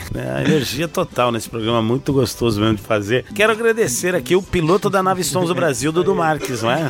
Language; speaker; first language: Portuguese; native; Portuguese